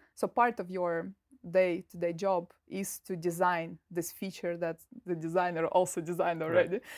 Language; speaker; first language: English; non-native, fluent; Russian